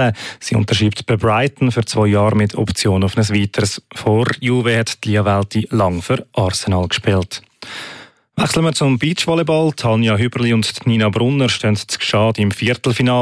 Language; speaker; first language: German; native; German